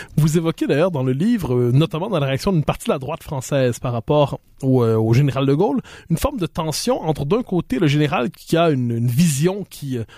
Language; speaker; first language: French; native; French